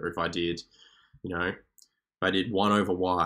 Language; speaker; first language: English; native; English